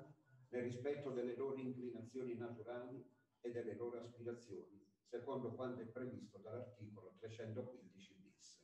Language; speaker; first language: Italian; native; Italian